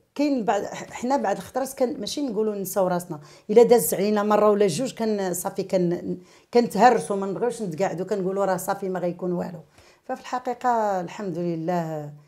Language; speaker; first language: Arabic; native; Arabic